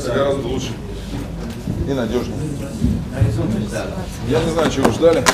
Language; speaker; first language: Russian; native; Russian